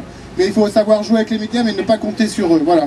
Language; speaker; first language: French; native; French